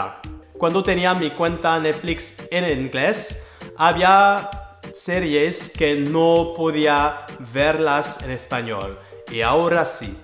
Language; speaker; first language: Spanish; non-native, learner; French